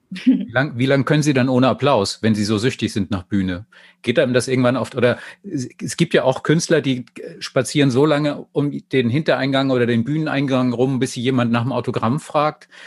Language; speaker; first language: German; native; German